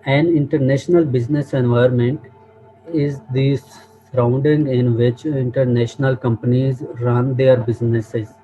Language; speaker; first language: English; non-native, local second language; Urdu